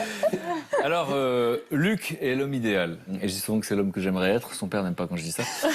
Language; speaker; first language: French; native; French